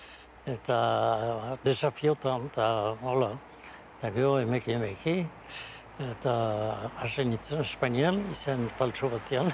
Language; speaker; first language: Basque; native; Basque